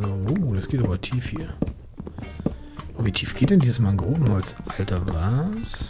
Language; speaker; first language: German; native; German